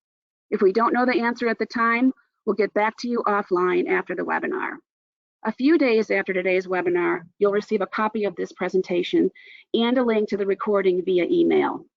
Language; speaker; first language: English; native; English